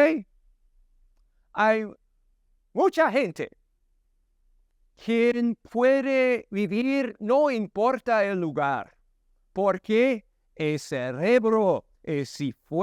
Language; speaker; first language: Spanish; non-native, learner; English